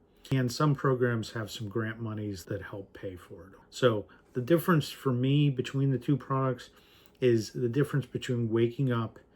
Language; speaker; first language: English; native; English